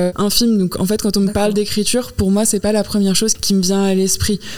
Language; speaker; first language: French; native; French